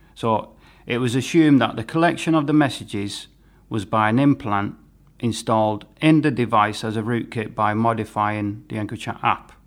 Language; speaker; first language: English; native; English